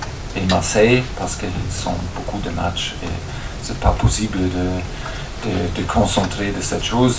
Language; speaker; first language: French; non-native, fluent; German